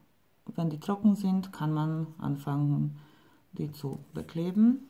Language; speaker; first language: German; non-native, fluent; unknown